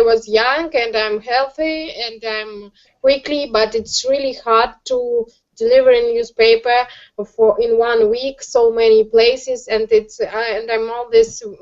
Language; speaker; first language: English; non-native, learner; Russian